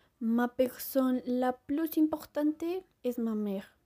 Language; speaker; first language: French; non-native, learner; Spanish